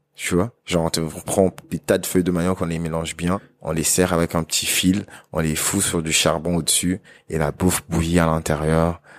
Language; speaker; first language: French; non-native, local second language; Lingala